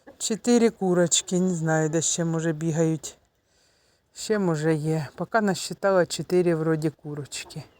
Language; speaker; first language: Ukrainian; non-native, local second language; Russian